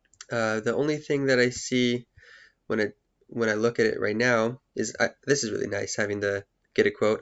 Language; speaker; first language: English; native; English